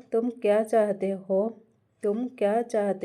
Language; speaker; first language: Hindi; non-native, local second language; Odia